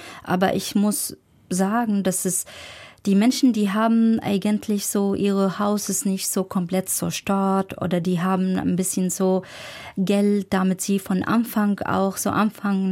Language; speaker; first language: German; non-native, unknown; Arabic